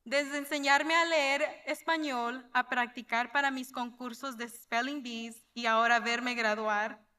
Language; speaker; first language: Spanish; early bilingual, heritage; Spanish